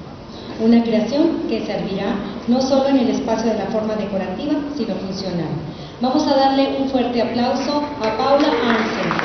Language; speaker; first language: Spanish; native; Spanish